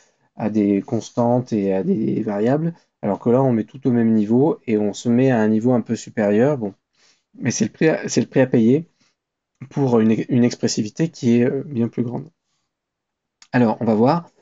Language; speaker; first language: French; native; French